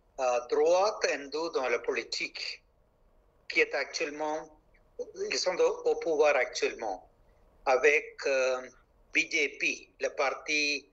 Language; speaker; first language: French; non-native, local second language; Malayalam